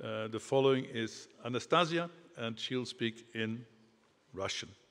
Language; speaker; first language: English; non-native, fluent; Dutch